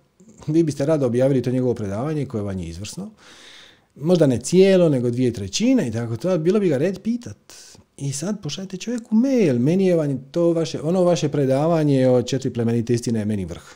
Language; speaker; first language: Croatian; native; Croatian